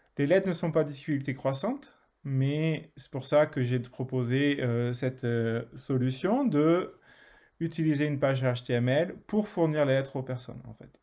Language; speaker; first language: French; native; French